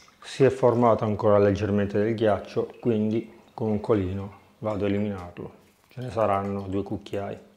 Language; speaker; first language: Italian; native; Italian